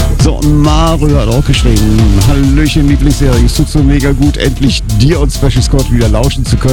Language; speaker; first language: German; native; German